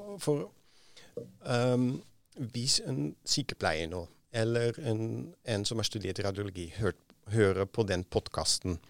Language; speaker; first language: Norwegian; non-native, fluent; Dutch